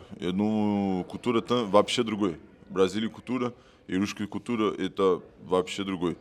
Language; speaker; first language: Russian; non-native, learner; Portuguese